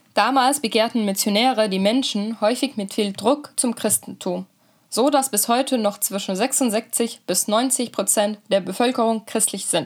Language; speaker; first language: German; native; German